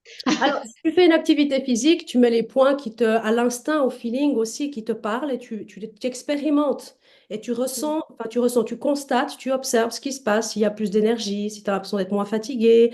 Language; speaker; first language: French; native; French